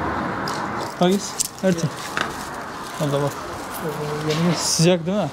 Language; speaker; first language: Turkish; native; Turkish